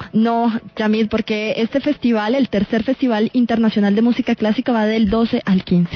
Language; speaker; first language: Spanish; native; Spanish